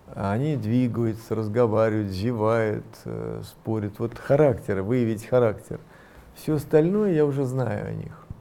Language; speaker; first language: Russian; native; Russian